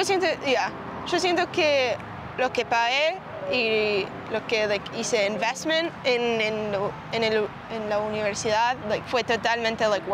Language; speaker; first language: Spanish; early bilingual, heritage; Spanish